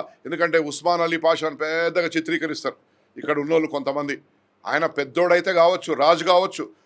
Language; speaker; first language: Telugu; native; Telugu